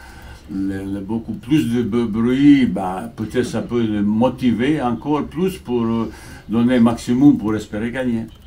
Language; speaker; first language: French; non-native, fluent; Bosnian